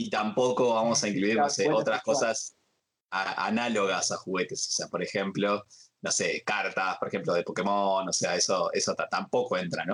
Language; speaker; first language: Spanish; native; Spanish